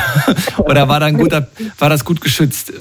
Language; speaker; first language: German; native; German